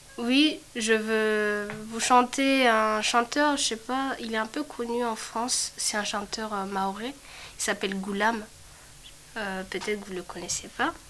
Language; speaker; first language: French; non-native, local second language; Comorian